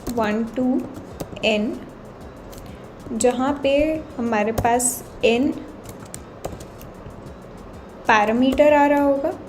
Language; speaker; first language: Hindi; native; Hindi